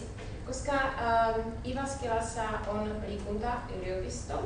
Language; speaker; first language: Finnish; non-native, learner; Czech